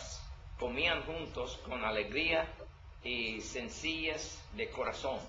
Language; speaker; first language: Spanish; non-native, learner; English